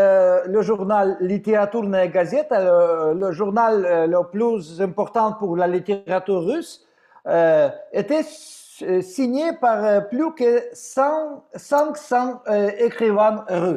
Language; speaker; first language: French; non-native, fluent; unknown